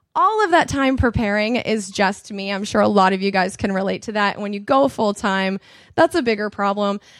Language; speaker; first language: English; native; English